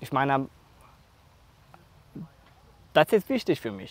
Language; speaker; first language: German; non-native, learner; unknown